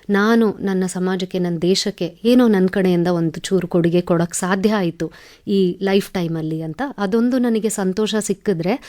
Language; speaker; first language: Kannada; non-native, local second language; Tamil